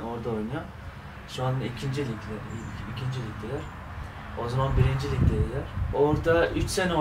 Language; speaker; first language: Turkish; early bilingual, heritage; Turkish